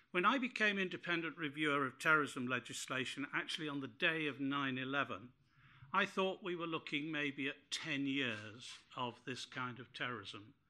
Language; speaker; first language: English; native; English